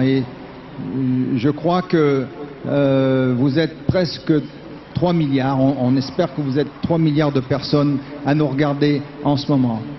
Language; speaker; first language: French; native; French